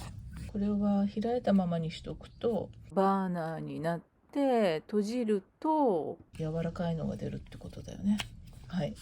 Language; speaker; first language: Japanese; native; Japanese